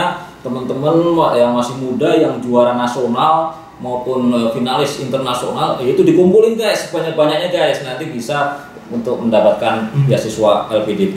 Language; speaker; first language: Indonesian; non-native, local second language; Javanese